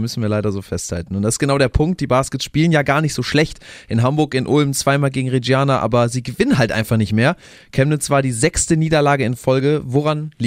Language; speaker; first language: German; native; German